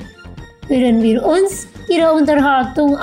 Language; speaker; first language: German; non-native, fluent; Indonesian